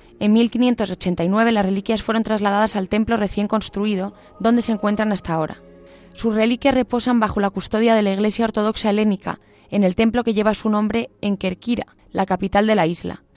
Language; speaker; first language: Spanish; native; Spanish